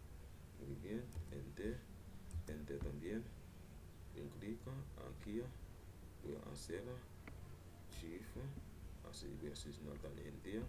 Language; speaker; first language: Spanish; non-native, learner; Haitian Creole